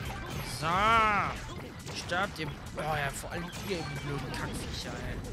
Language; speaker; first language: German; native; German